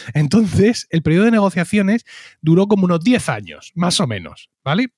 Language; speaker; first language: Spanish; native; Spanish